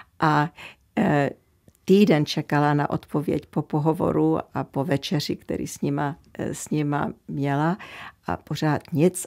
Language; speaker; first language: Czech; early bilingual, heritage; Czech